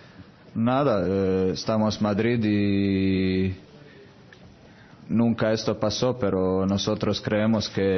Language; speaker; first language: Spanish; non-native, fluent; Croatian